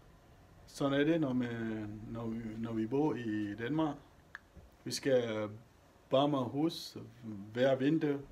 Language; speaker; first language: Danish; non-native, learner; Achinese